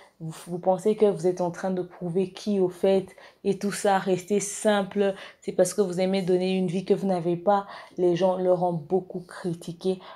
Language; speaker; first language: French; non-native, local second language; Lingala